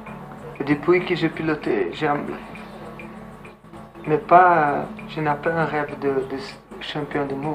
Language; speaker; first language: French; non-native, learner; Portuguese